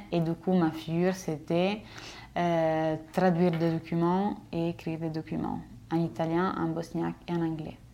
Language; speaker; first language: French; non-native, fluent; Italian